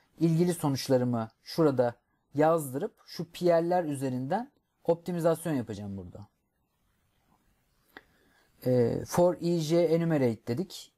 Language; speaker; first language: Turkish; native; Turkish